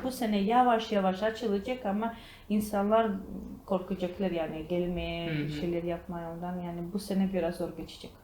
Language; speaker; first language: Turkish; non-native, learner; Georgian